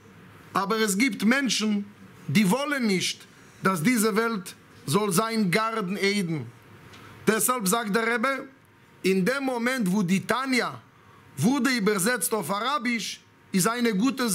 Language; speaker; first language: German; non-native, fluent; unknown